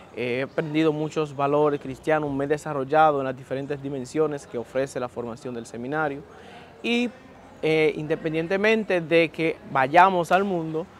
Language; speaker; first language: Spanish; native; Spanish